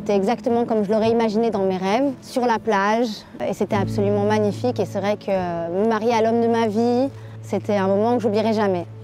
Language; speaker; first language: French; native; French